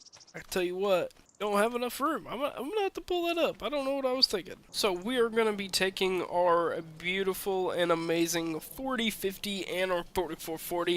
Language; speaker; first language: English; native; English